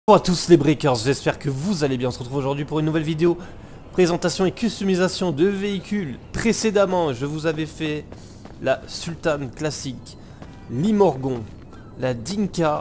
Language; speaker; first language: French; native; French